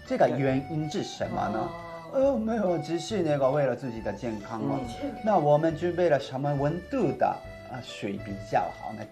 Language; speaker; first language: Chinese; non-native, fluent; Japanese